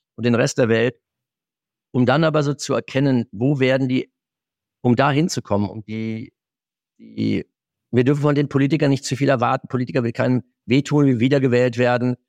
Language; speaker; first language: German; native; German